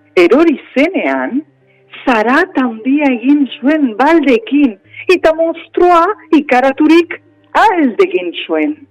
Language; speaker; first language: Basque; non-native, local second language; Spanish